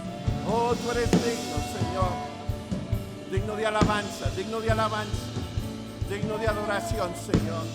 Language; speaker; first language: Spanish; native; Spanish